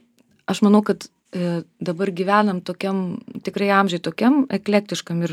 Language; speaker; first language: Lithuanian; native; Lithuanian